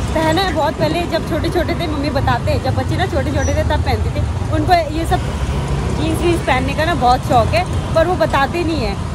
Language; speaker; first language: Hindi; native; Hindi